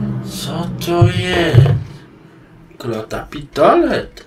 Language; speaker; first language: Polish; non-native, learner; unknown